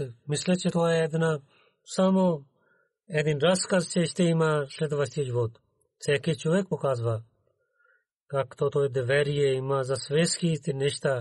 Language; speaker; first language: Bulgarian; non-native, learner; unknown